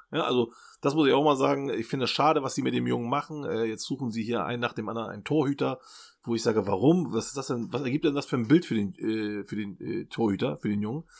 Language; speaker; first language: German; early bilingual, other home language; Turkish